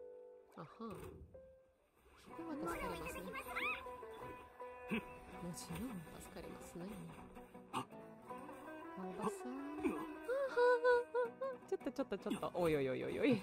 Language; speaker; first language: Japanese; non-native, learner; Russian